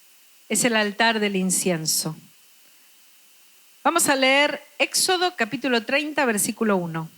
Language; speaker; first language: Spanish; native; Spanish